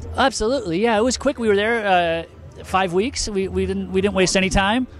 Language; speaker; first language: English; native; English